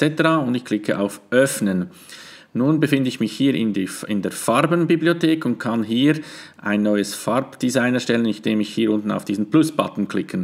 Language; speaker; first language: German; native; German